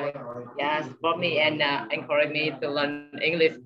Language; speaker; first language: English; non-native, learner; Vietnamese